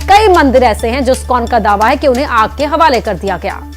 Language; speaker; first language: Hindi; native; Hindi